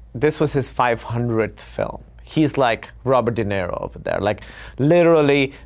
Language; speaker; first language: English; non-native, local second language; Urdu